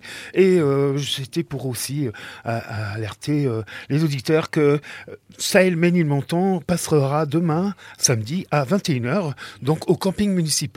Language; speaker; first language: French; native; French